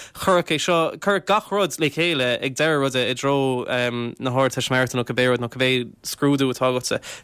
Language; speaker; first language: Irish; non-native, local second language; English